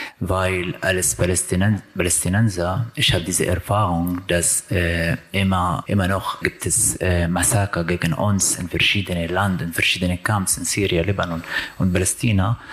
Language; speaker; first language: German; non-native, learner; Arabic